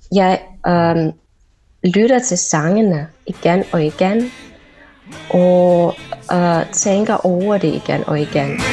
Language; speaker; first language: Danish; non-native, fluent; Russian